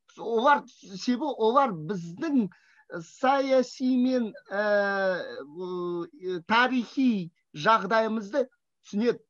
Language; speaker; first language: Kazakh; non-native, fluent; Russian